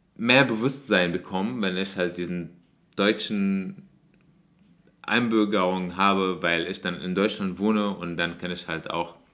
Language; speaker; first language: German; non-native, fluent; Arabic